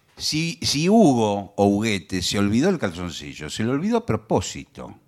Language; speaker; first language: Spanish; native; Spanish